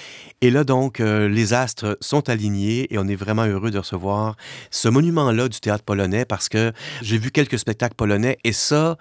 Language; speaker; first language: French; native; French